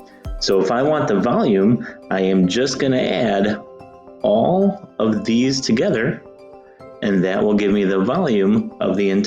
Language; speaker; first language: English; native; English